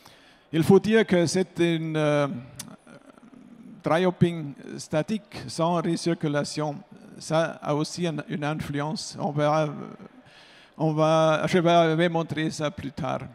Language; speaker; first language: French; non-native, fluent; German